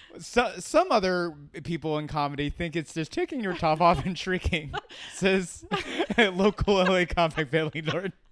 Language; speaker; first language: English; native; English